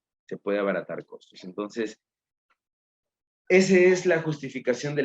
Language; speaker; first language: Spanish; native; Spanish